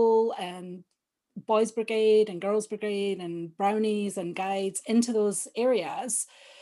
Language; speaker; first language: English; native; English